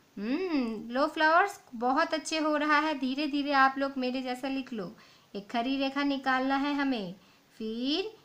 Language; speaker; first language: Hindi; non-native, local second language; Bangla